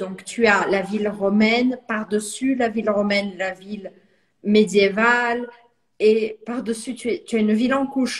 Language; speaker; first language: French; non-native, fluent; Portuguese